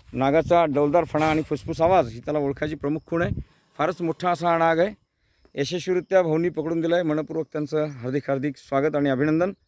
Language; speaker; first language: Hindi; non-native, local second language; Marathi